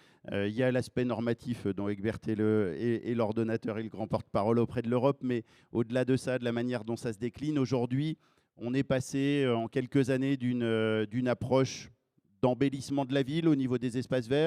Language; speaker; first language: French; native; French